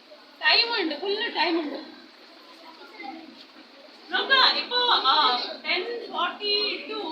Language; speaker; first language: Malayalam; non-native, local second language; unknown